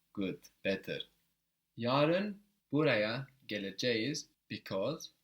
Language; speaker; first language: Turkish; non-native, fluent; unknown